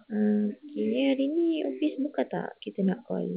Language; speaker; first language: Malay; native; Malay